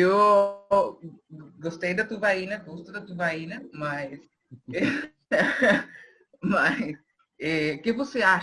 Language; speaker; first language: Portuguese; non-native, fluent; Spanish